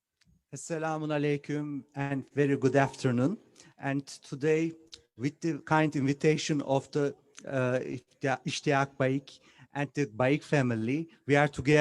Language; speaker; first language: English; non-native, fluent; Turkish